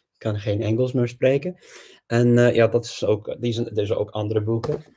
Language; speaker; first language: Dutch; non-native, fluent; English